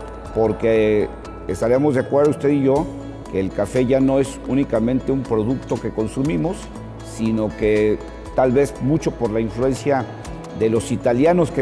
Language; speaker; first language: Spanish; native; Spanish